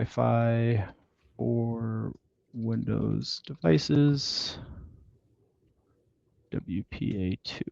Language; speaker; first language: English; native; English